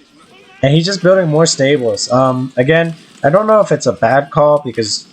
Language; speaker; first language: English; native; English